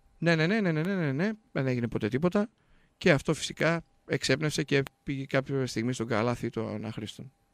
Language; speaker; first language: Greek; native; Greek